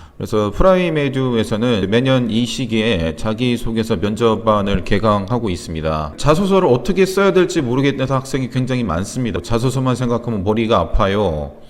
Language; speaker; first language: Korean; native; Korean